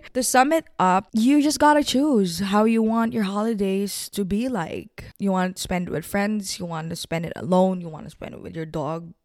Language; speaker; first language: English; non-native, local second language; Filipino